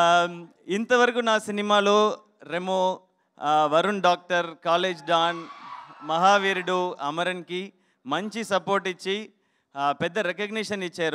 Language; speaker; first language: Telugu; non-native, learner; Tamil